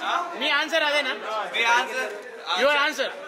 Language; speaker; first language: Telugu; native; Telugu